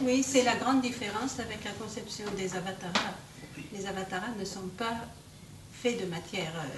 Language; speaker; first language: French; native; French